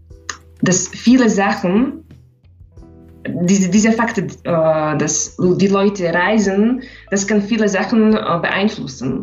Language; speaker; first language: German; non-native, learner; Slovak